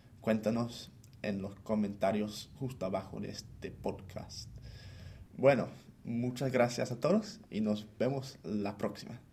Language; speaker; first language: Spanish; non-native, fluent; English